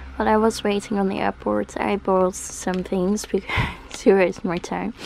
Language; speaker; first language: English; non-native, fluent; Dutch